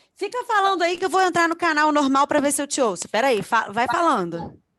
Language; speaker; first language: Portuguese; native; Portuguese